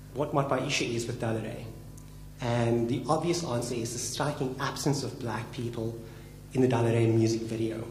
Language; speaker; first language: English; native; English